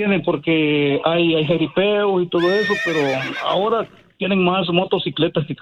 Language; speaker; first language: Spanish; native; Spanish